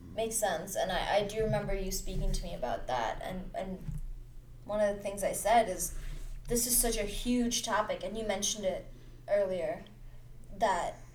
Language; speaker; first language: English; early bilingual, other home language; Hindi